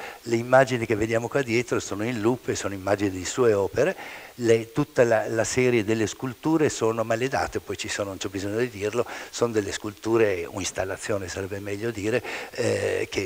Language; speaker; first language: Italian; native; Italian